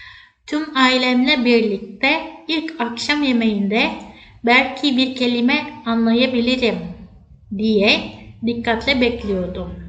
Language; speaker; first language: Turkish; non-native, fluent; Indonesian